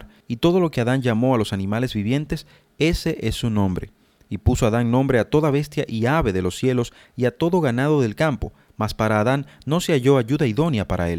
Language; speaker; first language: Spanish; native; Spanish